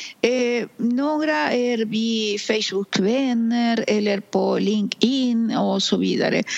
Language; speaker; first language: Swedish; non-native, fluent; Spanish